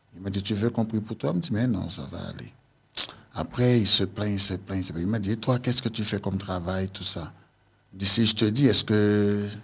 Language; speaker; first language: French; native; French